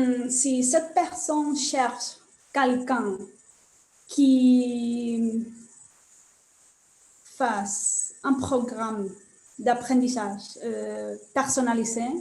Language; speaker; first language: French; non-native, learner; Spanish